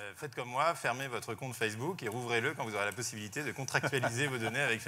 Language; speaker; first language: French; native; French